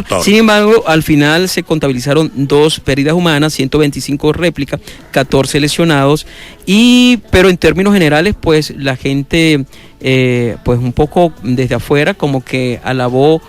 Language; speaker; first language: Spanish; native; Spanish